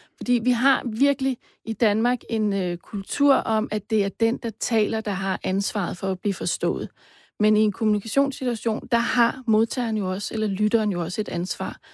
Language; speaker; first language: Danish; native; Danish